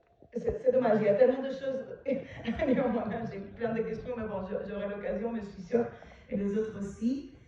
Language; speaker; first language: French; native; French